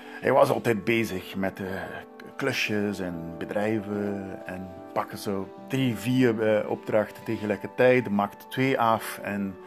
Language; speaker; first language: Dutch; non-native, learner; Portuguese